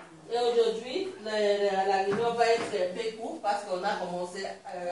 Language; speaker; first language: French; non-native, learner; Swahili